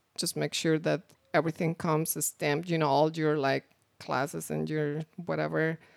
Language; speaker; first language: English; non-native, fluent; Spanish